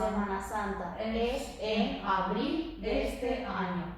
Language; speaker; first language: Spanish; non-native, learner; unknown